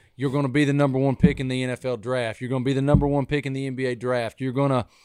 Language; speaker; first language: English; native; English